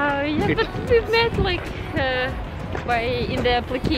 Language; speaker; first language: English; non-native, fluent; Russian